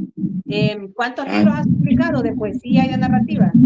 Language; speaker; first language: Spanish; native; Spanish